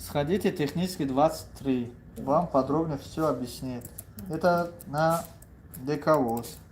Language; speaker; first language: Russian; non-native, local second language; Tajik